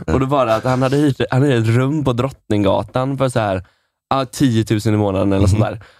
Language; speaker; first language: Swedish; native; Swedish